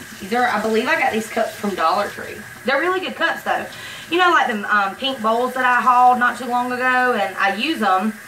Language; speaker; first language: English; native; English